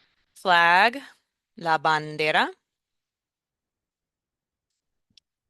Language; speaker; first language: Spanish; non-native, fluent; English